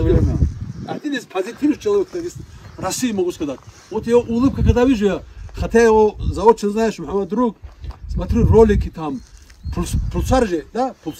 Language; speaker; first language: Russian; non-native, local second language; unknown